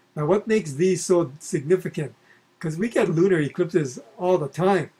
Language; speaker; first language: English; native; English